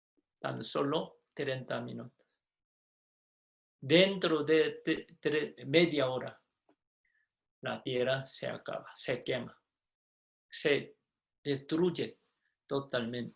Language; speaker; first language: Spanish; non-native, fluent; Korean